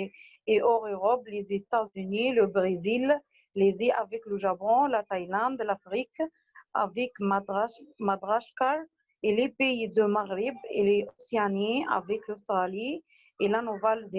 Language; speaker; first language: French; non-native, learner; Arabic